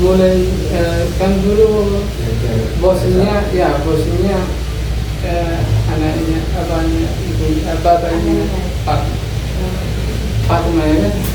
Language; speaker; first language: Indonesian; non-native, learner; Arabic